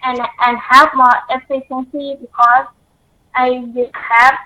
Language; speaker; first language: English; non-native, learner; Thai